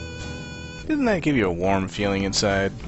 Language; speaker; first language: English; native; English